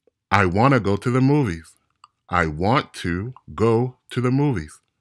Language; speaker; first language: English; native; English